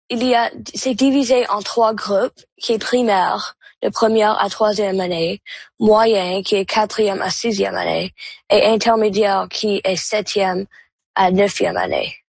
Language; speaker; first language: French; non-native, local second language; English